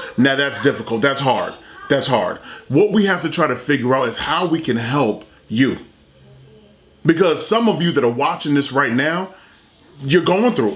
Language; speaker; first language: English; native; English